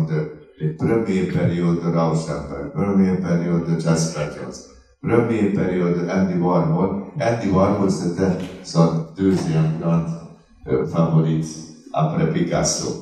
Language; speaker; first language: French; non-native, fluent; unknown